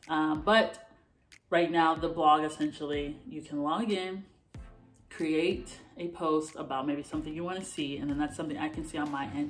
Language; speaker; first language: English; native; English